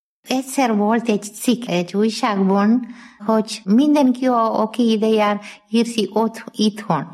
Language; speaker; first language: Hungarian; non-native, learner; Malayalam